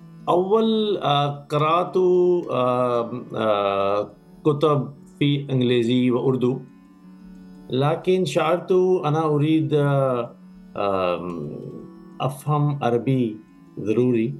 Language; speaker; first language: Arabic; non-native, learner; Urdu